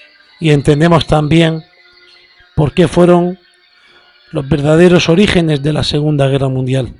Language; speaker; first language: Spanish; native; Spanish